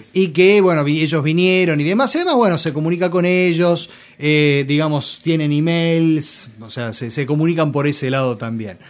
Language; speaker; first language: Spanish; native; Spanish